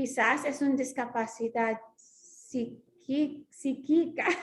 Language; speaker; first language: Spanish; non-native, fluent; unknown